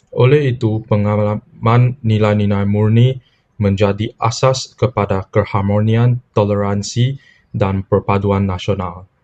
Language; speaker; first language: Malay; non-native, local second language; Chinese